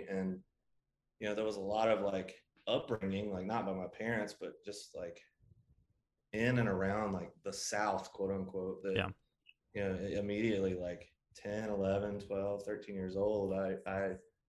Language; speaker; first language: English; native; English